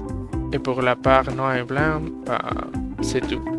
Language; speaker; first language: French; non-native, fluent; Spanish